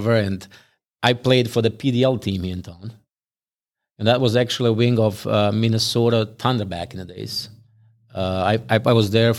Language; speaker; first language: English; non-native, fluent; Bosnian